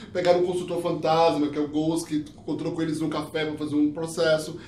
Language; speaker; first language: Portuguese; early bilingual, heritage; Portuguese